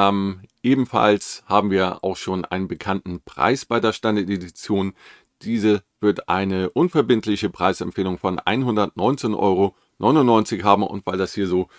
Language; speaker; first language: German; native; German